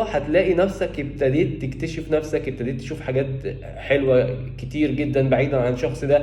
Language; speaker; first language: Arabic; native; Arabic